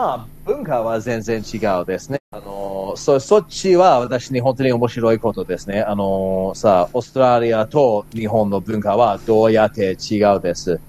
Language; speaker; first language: Japanese; non-native, learner; English